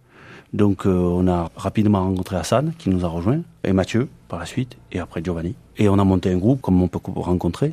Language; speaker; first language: French; early bilingual, other home language; Arabic